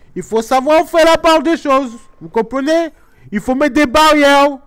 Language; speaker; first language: French; native; French